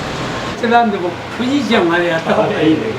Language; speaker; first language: Japanese; native; Japanese